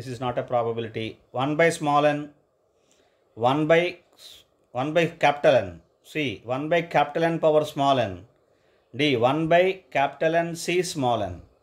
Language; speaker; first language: English; non-native, local second language; Telugu